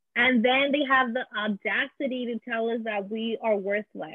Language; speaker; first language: English; early bilingual, other home language; Spanish